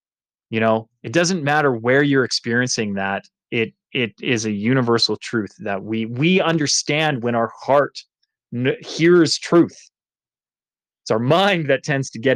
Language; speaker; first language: English; native; English